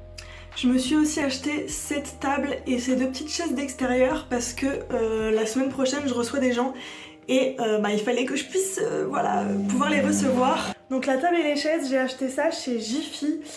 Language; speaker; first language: French; native; French